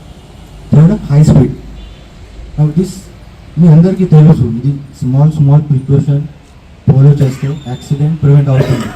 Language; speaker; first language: Telugu; non-native, learner; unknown